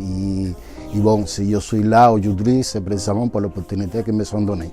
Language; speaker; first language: French; non-native, fluent; Spanish